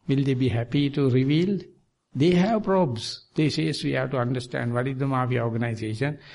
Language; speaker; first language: English; non-native, local second language; Sinhala